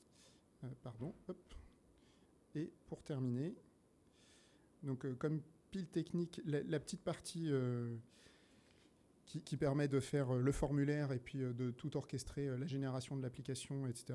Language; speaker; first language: French; native; French